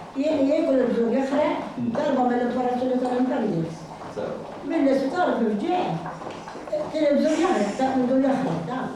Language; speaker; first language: Maltese; native; Maltese